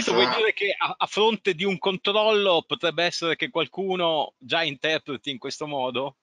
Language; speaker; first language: Italian; native; Italian